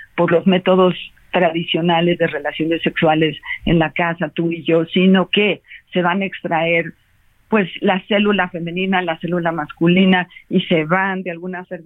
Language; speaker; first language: Spanish; native; Spanish